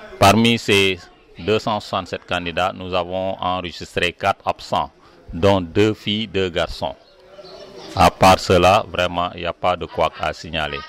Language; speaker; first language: French; non-native, local second language; Wolof